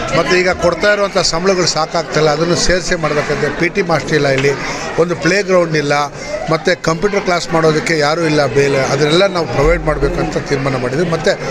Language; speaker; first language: Kannada; non-native, local second language; Urdu